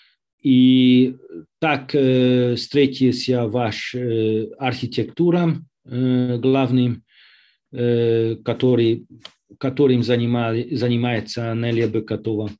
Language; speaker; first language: Russian; non-native, learner; Hungarian